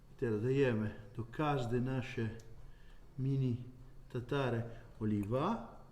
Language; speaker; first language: Polish; non-native, learner; Italian